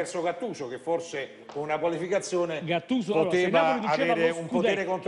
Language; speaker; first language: Italian; native; Italian